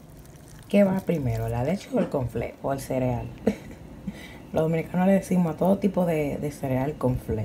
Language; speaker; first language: Spanish; native; Spanish